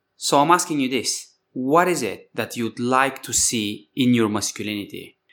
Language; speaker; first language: English; non-native, fluent; Bulgarian